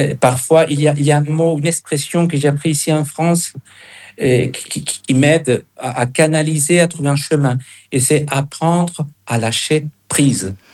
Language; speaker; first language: French; non-native, fluent; Spanish